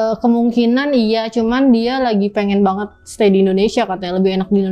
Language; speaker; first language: Indonesian; native; Indonesian